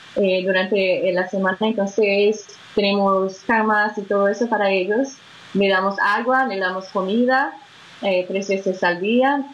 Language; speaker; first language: Spanish; non-native, fluent; Portuguese